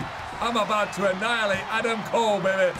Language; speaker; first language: English; native; English